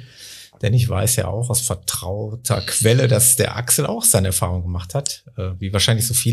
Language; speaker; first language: German; native; German